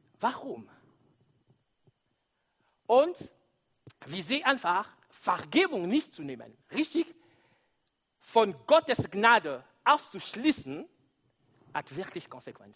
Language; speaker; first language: German; non-native, fluent; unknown